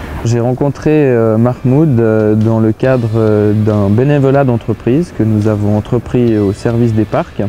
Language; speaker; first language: French; native; French